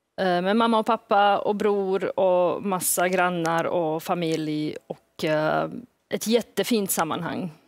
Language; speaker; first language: Swedish; early bilingual, other home language; Bosnian